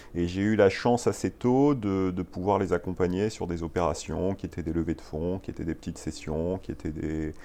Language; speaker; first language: French; native; French